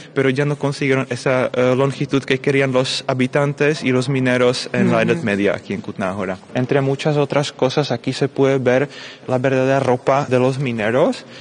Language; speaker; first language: Spanish; non-native, fluent; Czech